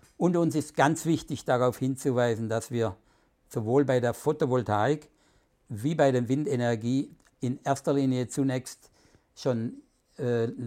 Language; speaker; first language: German; native; German